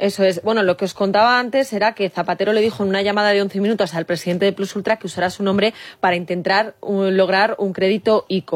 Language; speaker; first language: Spanish; native; Spanish